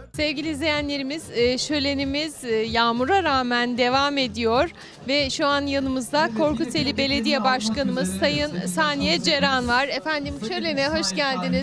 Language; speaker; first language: Turkish; native; Turkish